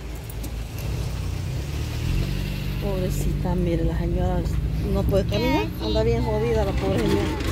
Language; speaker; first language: Spanish; native; Spanish